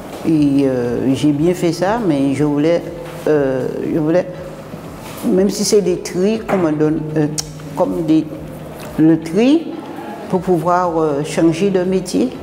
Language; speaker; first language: French; non-native, local second language; Guadeloupean Creole French